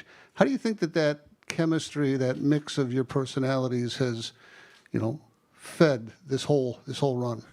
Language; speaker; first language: English; native; English